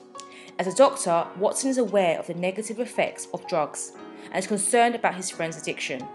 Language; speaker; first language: English; native; English